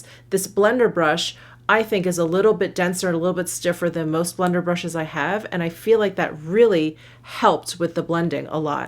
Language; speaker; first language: English; native; English